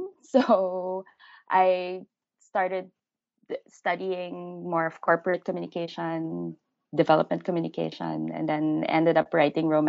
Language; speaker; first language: English; native; English